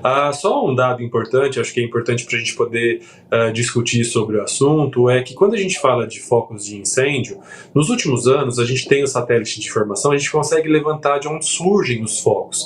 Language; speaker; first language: Portuguese; native; Portuguese